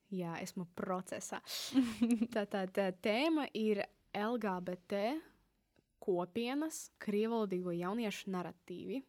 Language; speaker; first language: Latvian; non-native, local second language; Russian